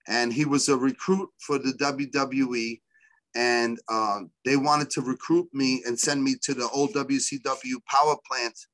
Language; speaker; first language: English; native; English